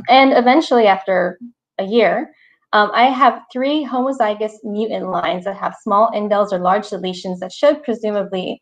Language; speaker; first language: English; native; English